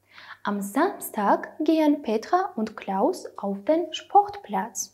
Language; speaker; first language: German; non-native, fluent; Armenian